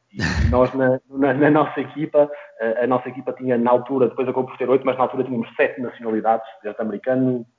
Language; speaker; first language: Portuguese; native; Portuguese